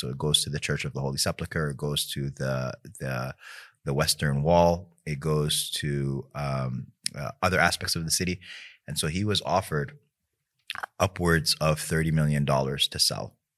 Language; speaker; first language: English; native; English